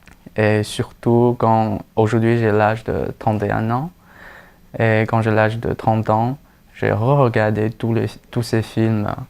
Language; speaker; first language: French; non-native, fluent; Chinese